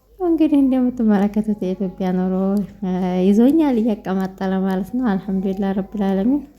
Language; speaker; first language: Amharic; native; Amharic